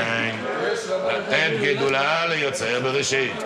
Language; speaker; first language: Hebrew; non-native, fluent; French